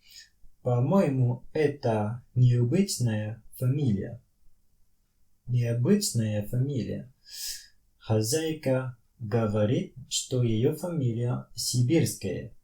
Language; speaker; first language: Russian; non-native, learner; French